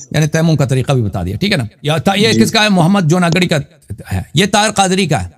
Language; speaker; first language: Urdu; non-native, local second language; Punjabi